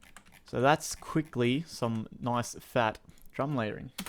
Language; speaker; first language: English; native; English